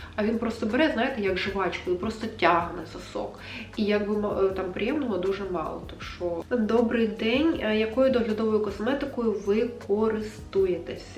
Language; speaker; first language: Ukrainian; non-native, local second language; Russian